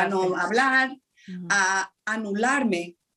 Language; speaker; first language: Spanish; non-native, fluent; Portuguese